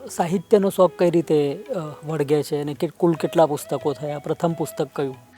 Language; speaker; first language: Gujarati; native; Gujarati